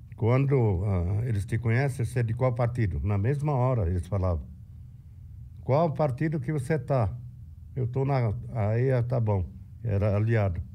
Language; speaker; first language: Portuguese; non-native, fluent; Arabic